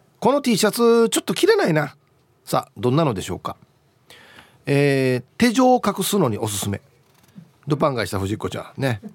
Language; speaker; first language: Japanese; native; Japanese